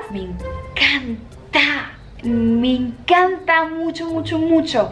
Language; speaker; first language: Spanish; native; Spanish